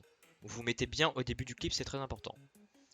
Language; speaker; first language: French; native; French